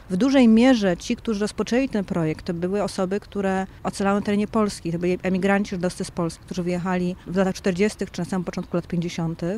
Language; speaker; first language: Polish; native; Polish